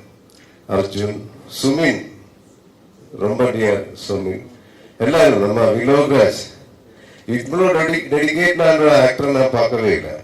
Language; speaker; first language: Tamil; non-native, local second language; Malayalam